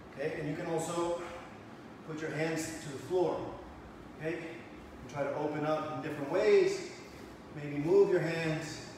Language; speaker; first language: English; native; English